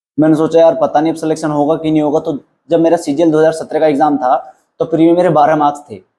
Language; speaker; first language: Hindi; native; Hindi